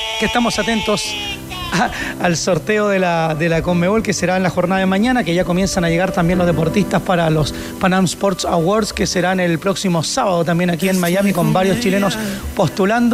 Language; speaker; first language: Spanish; native; Spanish